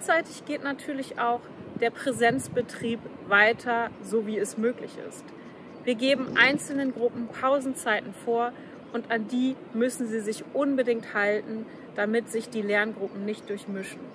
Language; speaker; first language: German; native; German